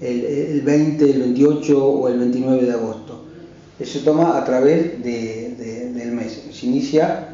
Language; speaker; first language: Spanish; native; Spanish